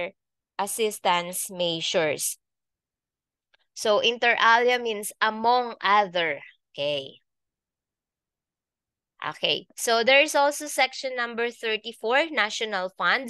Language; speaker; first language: English; non-native, local second language; Filipino